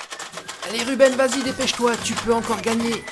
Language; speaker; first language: French; native; French